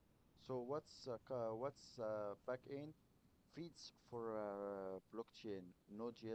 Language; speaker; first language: English; non-native, learner; Arabic